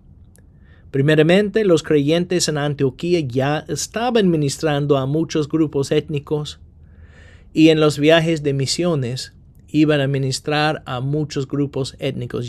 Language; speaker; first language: Spanish; non-native, fluent; English